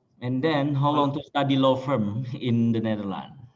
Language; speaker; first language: English; non-native, learner; Indonesian